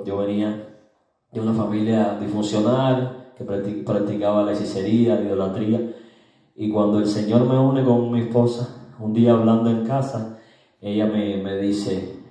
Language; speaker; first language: Spanish; native; Spanish